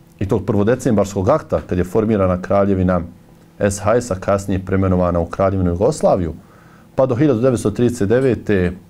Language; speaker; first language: Bosnian; native; Bosnian